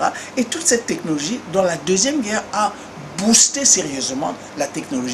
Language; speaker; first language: French; non-native, local second language; Duala